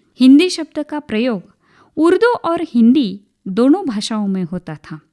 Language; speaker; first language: Hindi; non-native, local second language; Marathi